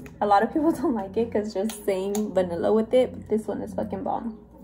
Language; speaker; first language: English; early bilingual, other home language; Spanish